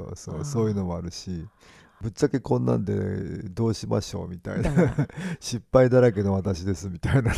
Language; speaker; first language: Japanese; native; Japanese